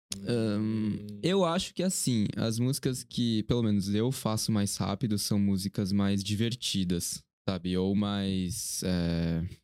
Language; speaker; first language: Portuguese; early bilingual, other home language; Korean